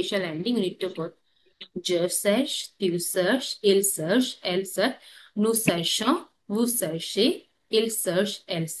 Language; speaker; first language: French; non-native, learner; Hindi